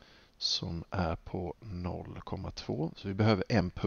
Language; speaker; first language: Swedish; native; Swedish